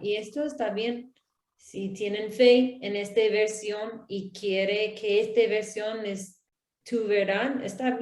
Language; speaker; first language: Spanish; non-native, learner; English